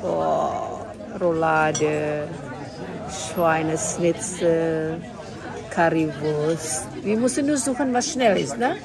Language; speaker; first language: German; non-native, fluent; Indonesian